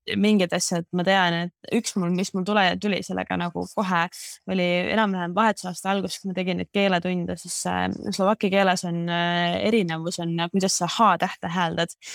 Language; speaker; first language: Estonian; native; Estonian